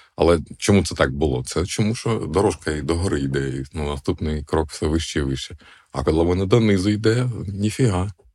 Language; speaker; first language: Ukrainian; non-native, local second language; Russian